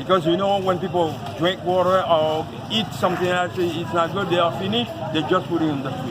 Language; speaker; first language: English; non-native, learner; Haitian Creole